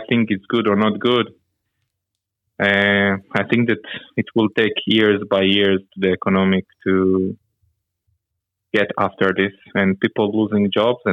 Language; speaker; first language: English; non-native, learner; Hebrew